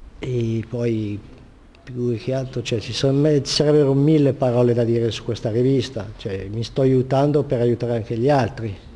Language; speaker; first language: Italian; native; Italian